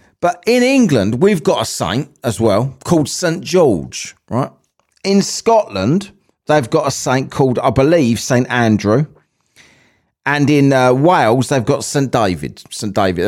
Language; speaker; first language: English; native; English